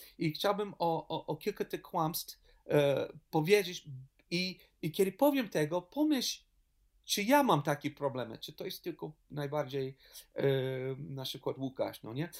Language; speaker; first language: Polish; non-native, learner; English